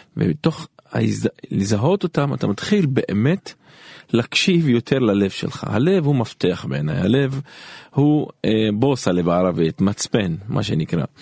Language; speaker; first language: Hebrew; non-native, local second language; Arabic